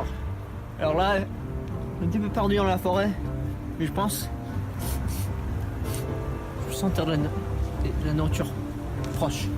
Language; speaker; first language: French; non-native, learner; English